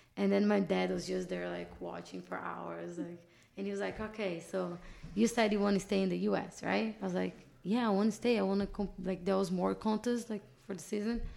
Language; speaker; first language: English; non-native, fluent; Portuguese